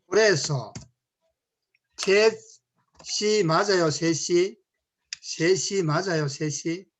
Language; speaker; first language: Spanish; non-native, learner; Korean